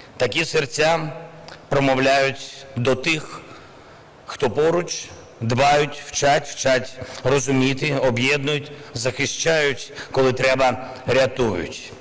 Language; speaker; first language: Ukrainian; non-native, local second language; Russian